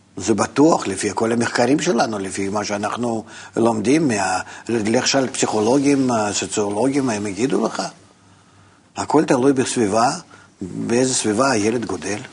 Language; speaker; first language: Hebrew; non-native, fluent; Russian